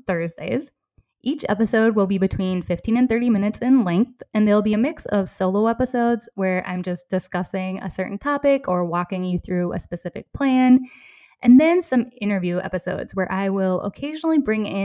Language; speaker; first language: English; native; English